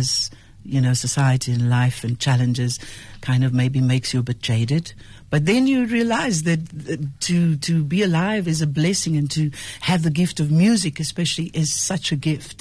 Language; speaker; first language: English; native; English